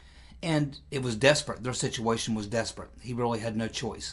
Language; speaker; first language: English; native; English